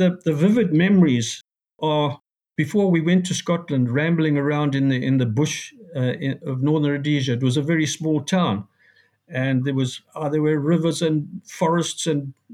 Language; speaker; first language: English; native; English